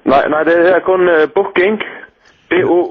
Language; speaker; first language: Danish; non-native, local second language; Faroese